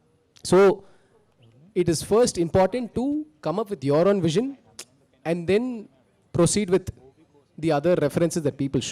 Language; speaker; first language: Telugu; early bilingual, heritage; Telugu